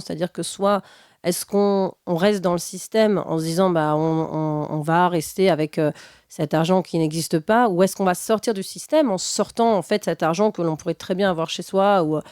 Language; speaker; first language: French; native; French